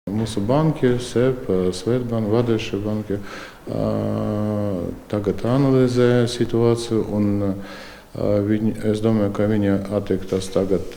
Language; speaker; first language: Latvian; non-native, local second language; Russian